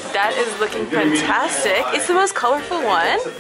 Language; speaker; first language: English; native; English